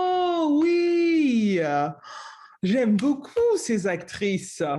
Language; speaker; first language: French; non-native, learner; English